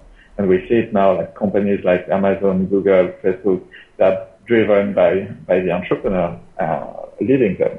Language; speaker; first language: English; non-native, fluent; French